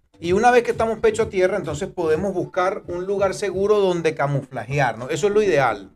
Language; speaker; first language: Spanish; native; Spanish